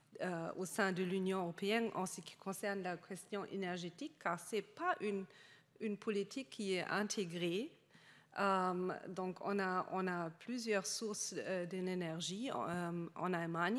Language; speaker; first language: French; non-native, fluent; German